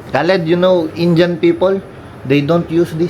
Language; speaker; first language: English; non-native, learner; Filipino